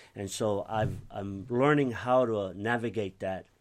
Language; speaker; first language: English; early bilingual, other home language; Spanish